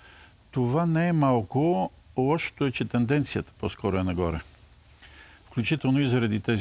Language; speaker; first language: Bulgarian; native; Bulgarian